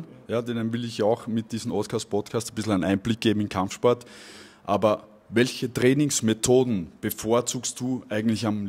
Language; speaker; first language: German; native; German